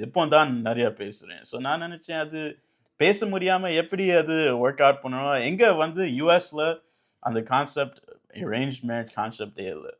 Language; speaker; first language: Tamil; early bilingual, heritage; English